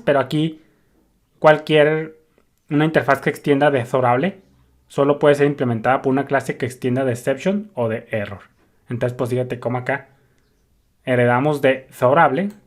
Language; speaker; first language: Spanish; native; Spanish